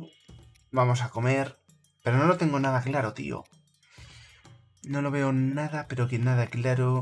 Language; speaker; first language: Spanish; native; Spanish